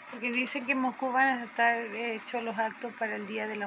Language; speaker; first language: Portuguese; non-native, fluent; Spanish